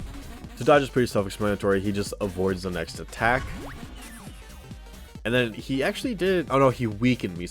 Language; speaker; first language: English; native; English